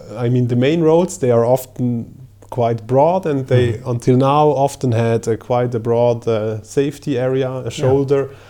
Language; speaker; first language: English; non-native, fluent; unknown